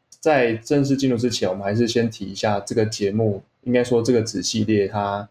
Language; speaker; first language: Chinese; native; Chinese